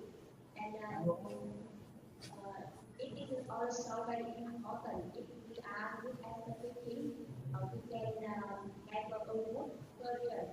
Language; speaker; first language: English; non-native, learner; Vietnamese